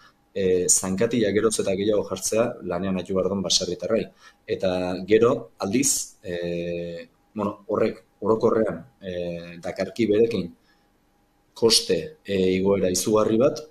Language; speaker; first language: Basque; native; Basque